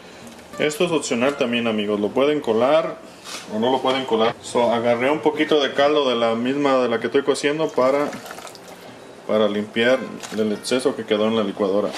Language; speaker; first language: Spanish; native; Spanish